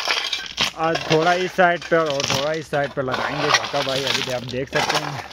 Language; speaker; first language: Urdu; non-native, local second language; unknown